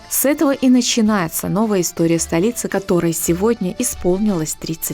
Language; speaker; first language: Russian; native; Russian